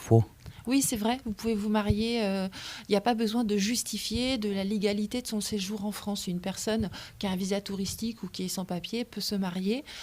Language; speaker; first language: French; native; French